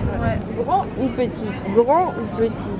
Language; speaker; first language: French; native; French